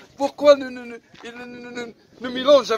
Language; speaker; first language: French; non-native, fluent; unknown